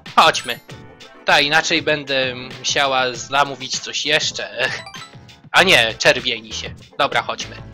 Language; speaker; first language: Polish; native; Polish